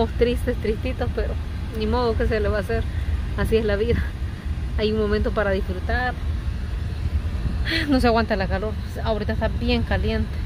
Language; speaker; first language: Spanish; native; Spanish